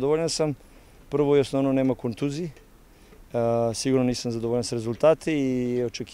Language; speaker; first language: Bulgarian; non-native, learner; Serbian